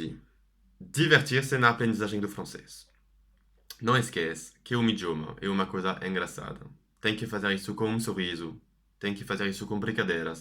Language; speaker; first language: Portuguese; non-native, fluent; French